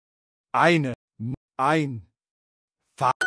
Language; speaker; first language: German; non-native, learner; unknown